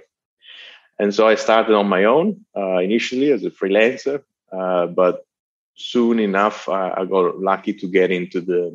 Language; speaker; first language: English; non-native, fluent; Italian